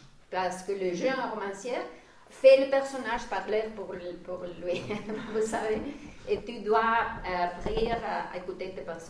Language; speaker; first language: French; non-native, fluent; Spanish